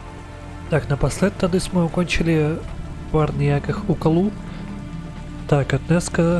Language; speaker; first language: Czech; non-native, learner; Ukrainian